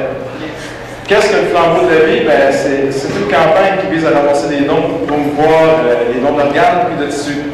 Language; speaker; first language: French; native; French